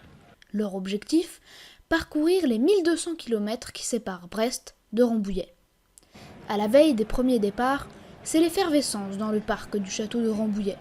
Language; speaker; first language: French; native; French